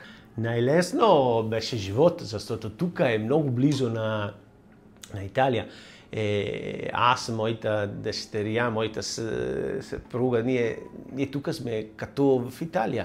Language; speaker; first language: Bulgarian; non-native, learner; Italian